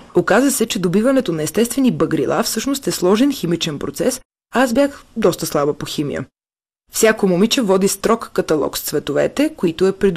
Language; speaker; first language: Bulgarian; native; Bulgarian